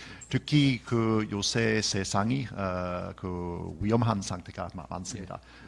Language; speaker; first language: Korean; non-native, fluent; English